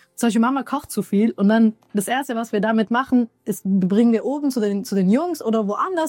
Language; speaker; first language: German; early bilingual, other home language; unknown